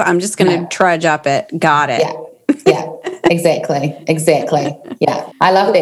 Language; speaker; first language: English; native; English